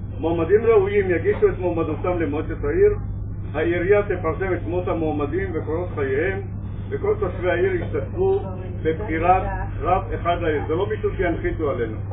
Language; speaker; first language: Hebrew; native; Hebrew